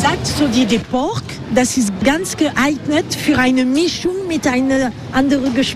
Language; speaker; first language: German; non-native, learner; French